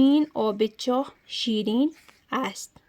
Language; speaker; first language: Persian; non-native, learner; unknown